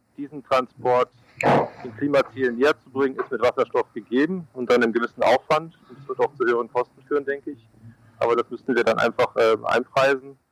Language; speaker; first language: German; native; German